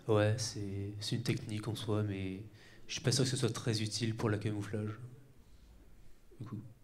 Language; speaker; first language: French; native; French